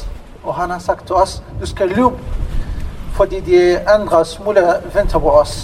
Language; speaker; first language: Danish; non-native, learner; Arabic